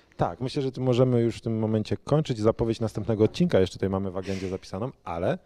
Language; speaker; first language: Polish; native; Polish